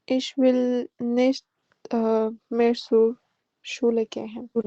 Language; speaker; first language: German; non-native, learner; Urdu